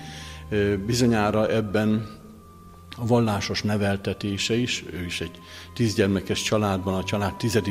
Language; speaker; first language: Hungarian; native; Hungarian